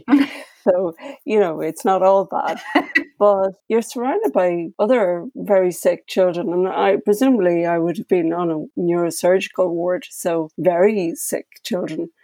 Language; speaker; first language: English; native; English